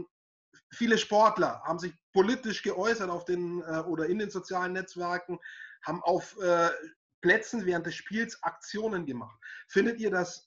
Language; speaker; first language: German; native; German